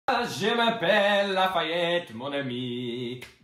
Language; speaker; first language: French; non-native, learner; English